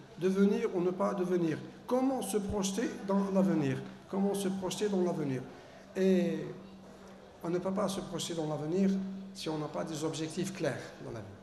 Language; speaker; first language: French; non-native, local second language; Arabic